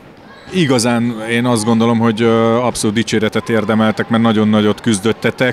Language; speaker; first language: Hungarian; native; Hungarian